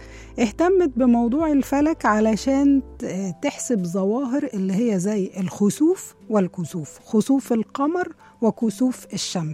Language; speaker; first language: Arabic; native; Arabic